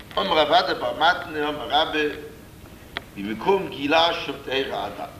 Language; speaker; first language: Hebrew; non-native, fluent; English